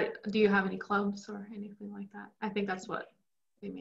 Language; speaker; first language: English; non-native, fluent; Norwegian